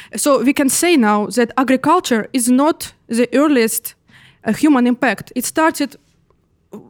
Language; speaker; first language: English; non-native, fluent; Russian